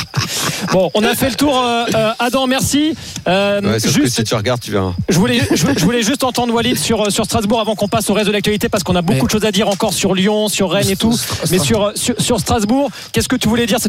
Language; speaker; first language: French; native; French